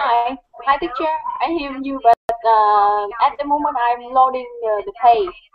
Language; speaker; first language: English; non-native, learner; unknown